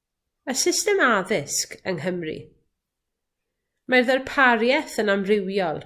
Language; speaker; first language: Welsh; native; Welsh